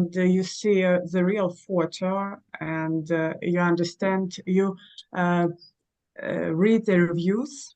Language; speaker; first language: English; non-native, learner; Russian